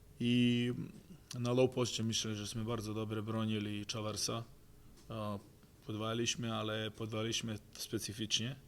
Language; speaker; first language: Polish; non-native, fluent; Croatian